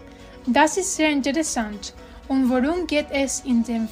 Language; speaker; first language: German; non-native, learner; Spanish